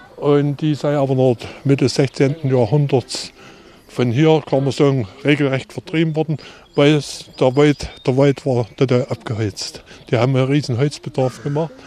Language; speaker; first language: German; native; German